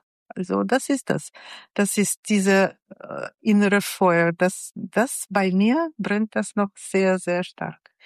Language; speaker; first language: German; non-native, fluent; Russian